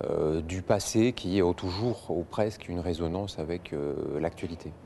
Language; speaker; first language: French; native; French